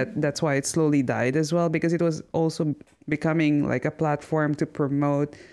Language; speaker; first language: English; non-native, local second language; Filipino